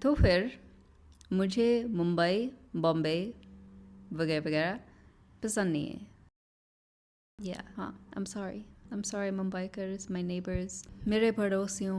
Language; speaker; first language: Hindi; non-native, learner; English